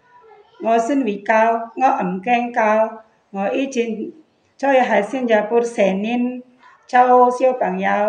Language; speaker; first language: Cantonese; non-native, learner; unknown